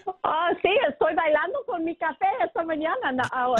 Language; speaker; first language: Spanish; non-native, fluent; English